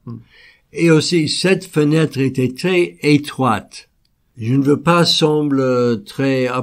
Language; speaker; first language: French; non-native, fluent; English